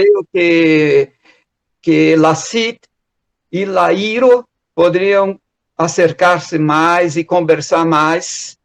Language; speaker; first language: Spanish; non-native, fluent; Portuguese